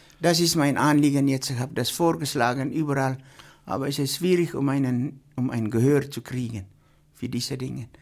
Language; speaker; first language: German; non-native, fluent; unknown